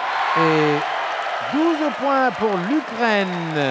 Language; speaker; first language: French; non-native, learner; Turkish